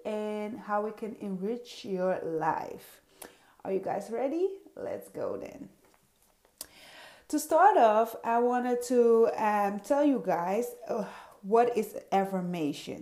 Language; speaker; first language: English; non-native, fluent; Dutch